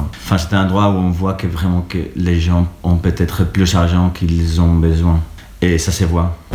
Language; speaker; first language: French; non-native, fluent; Spanish